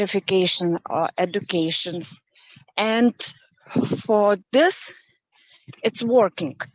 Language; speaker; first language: English; non-native, learner; Lithuanian